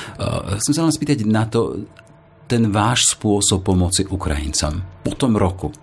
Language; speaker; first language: Slovak; native; Slovak